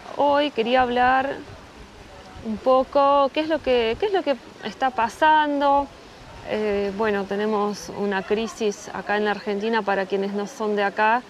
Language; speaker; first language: Spanish; early bilingual, other home language; Russian